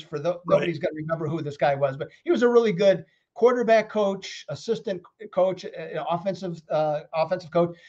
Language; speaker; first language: English; native; English